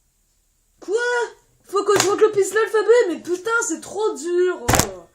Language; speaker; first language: French; native; French